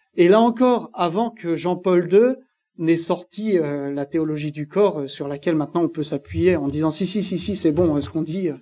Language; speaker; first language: French; native; French